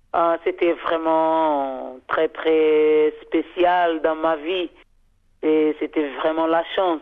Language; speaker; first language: French; non-native, fluent; Portuguese